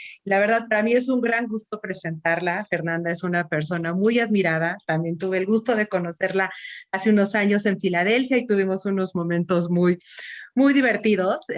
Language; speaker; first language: Spanish; native; Spanish